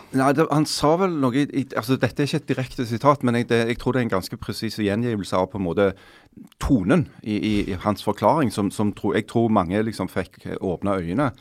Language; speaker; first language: Norwegian; native; Norwegian